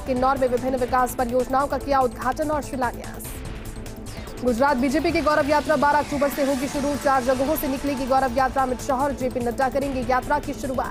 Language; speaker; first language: Hindi; native; Hindi